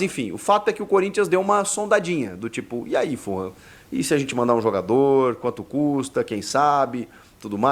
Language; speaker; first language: Portuguese; native; Portuguese